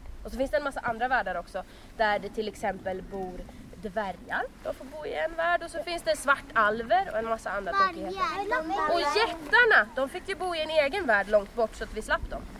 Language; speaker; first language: Swedish; native; Swedish